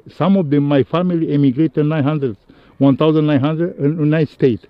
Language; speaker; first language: English; non-native, learner; Romanian